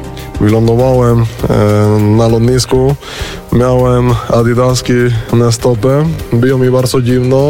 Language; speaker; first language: Polish; non-native, learner; Spanish